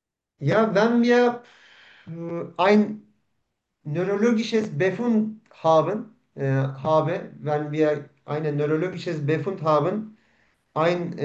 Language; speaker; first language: German; non-native, fluent; Turkish